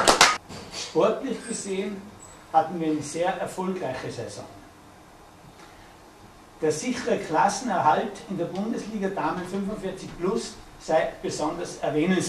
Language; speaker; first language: German; native; German